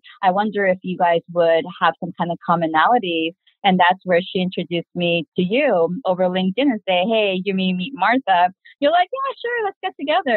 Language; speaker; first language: English; early bilingual, other home language; Korean